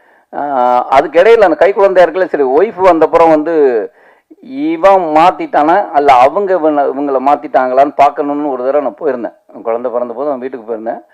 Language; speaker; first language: Tamil; native; Tamil